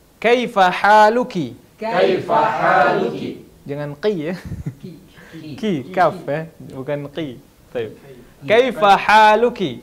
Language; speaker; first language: Arabic; non-native, fluent; Indonesian